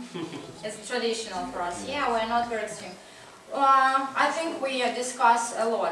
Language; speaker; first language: English; non-native, fluent; Russian